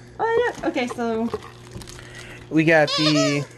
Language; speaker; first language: English; native; English